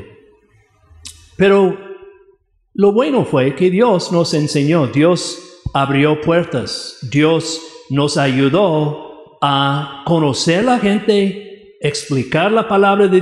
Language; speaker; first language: Spanish; non-native, fluent; English